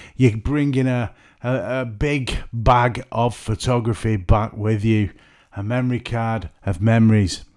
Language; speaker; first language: English; native; English